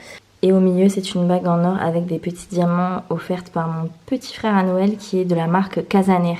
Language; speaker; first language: French; native; French